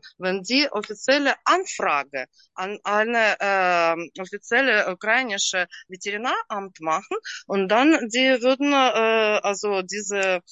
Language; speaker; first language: German; non-native, learner; Russian